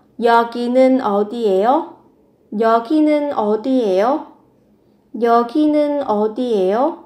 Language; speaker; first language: Korean; non-native, fluent; Vietnamese